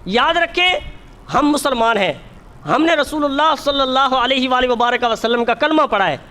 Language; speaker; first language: Urdu; native; Urdu